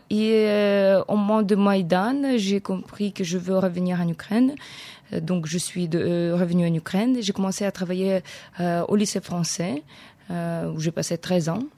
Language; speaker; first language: French; non-native, fluent; Ukrainian